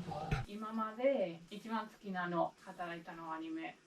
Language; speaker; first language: Japanese; non-native, learner; English